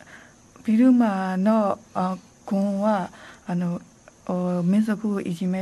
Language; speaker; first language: Japanese; non-native, learner; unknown